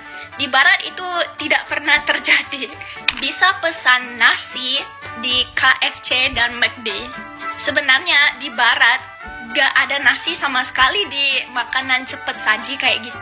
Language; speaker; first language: Indonesian; non-native, fluent; English